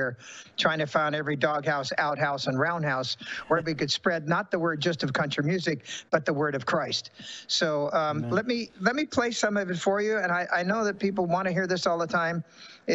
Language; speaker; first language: English; native; English